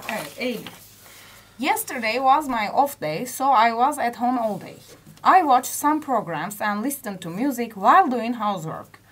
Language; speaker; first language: English; non-native, learner; Turkish